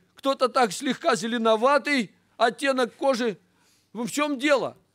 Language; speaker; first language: Russian; native; Russian